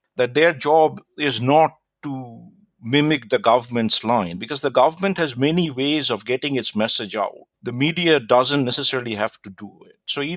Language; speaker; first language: English; non-native, local second language; Bangla